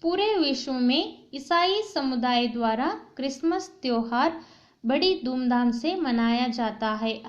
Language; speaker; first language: Hindi; non-native, local second language; Kannada